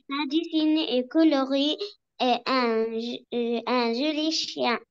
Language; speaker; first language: French; non-native, learner; Arabic